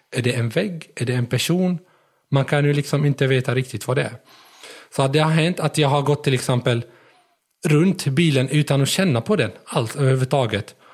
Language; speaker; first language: Swedish; non-native, fluent; Arabic